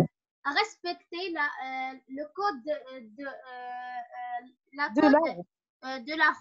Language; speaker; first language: French; non-native, learner; Arabic